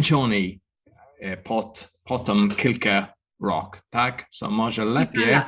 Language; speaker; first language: Polish; non-native, learner; English